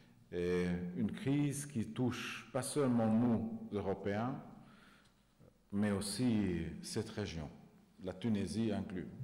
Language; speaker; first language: French; non-native, fluent; Hungarian